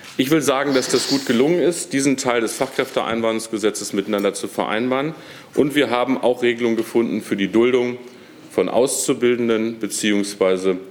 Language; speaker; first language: German; native; German